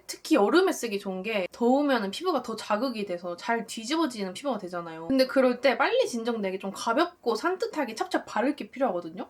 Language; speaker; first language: Korean; native; Korean